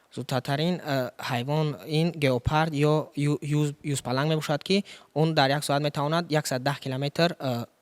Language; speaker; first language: Tajik; native; Tajik